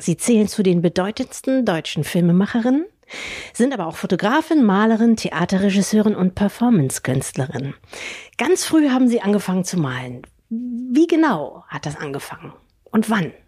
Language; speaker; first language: German; native; German